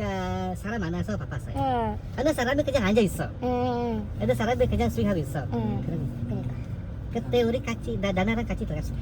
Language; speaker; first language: Korean; non-native, learner; Indonesian